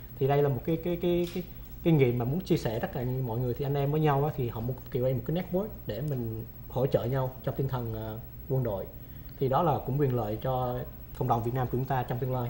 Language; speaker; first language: Vietnamese; early bilingual, heritage; Vietnamese